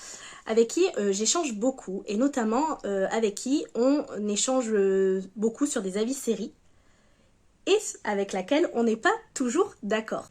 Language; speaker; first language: French; native; French